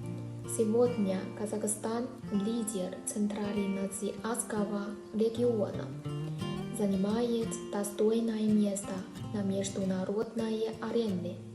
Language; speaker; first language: Russian; non-native, learner; Chinese